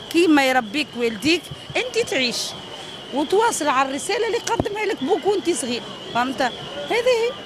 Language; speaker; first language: Arabic; native; Arabic